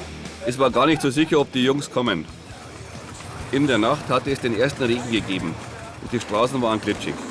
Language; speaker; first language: German; native; German